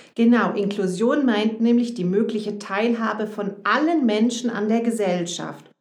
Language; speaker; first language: German; native; German